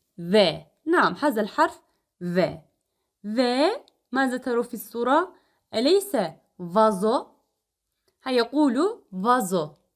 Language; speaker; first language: Arabic; non-native, fluent; Turkish